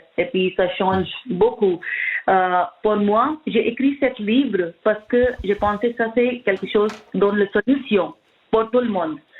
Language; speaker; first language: French; non-native, learner; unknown